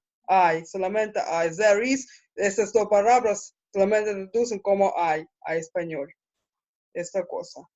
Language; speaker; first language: Spanish; non-native, learner; Russian